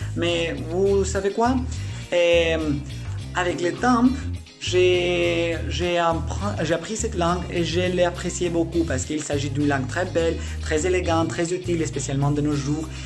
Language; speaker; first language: French; non-native, fluent; Russian